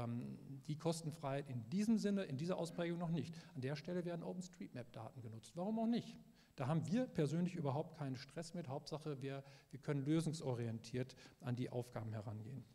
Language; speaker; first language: German; native; German